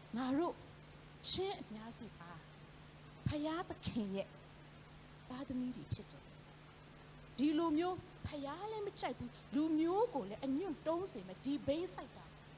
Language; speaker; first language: Burmese; non-native, local second language; Hakha Chin